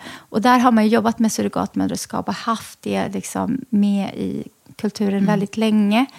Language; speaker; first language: Swedish; early bilingual, other home language; Arabic